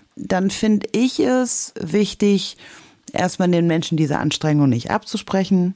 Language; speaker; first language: German; native; German